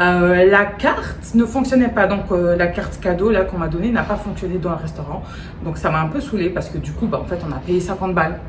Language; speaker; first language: French; native; French